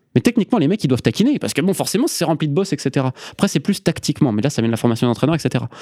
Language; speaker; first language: French; native; French